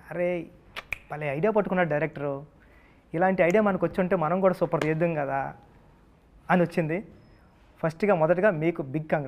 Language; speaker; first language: Telugu; native; Telugu